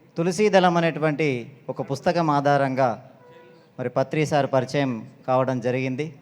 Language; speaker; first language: Telugu; native; Telugu